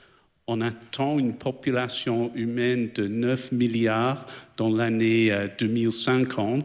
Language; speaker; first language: French; non-native, fluent; English